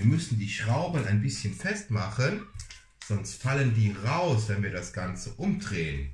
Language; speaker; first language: German; non-native, fluent; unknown